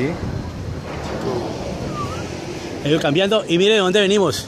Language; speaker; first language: Spanish; native; Spanish